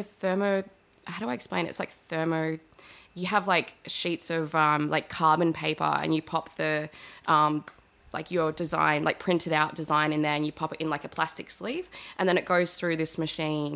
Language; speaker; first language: English; native; English